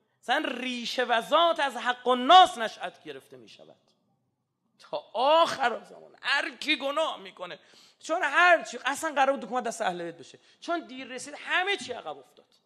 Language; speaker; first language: Persian; native; Persian